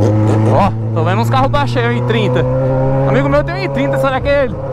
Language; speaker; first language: Portuguese; native; Portuguese